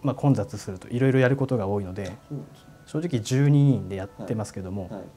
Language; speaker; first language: Japanese; native; Japanese